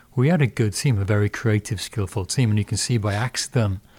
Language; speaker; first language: English; native; English